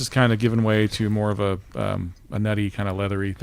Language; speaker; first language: English; native; English